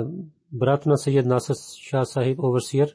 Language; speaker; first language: Bulgarian; non-native, fluent; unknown